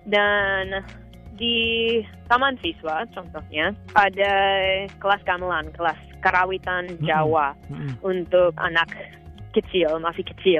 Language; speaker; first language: Indonesian; non-native, fluent; English